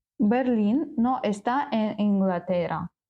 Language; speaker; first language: Spanish; non-native, learner; Ukrainian